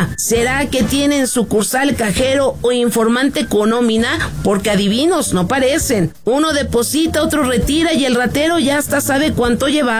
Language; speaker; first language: Spanish; native; Spanish